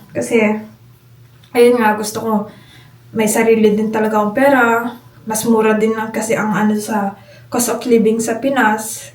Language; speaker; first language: Filipino; native; Filipino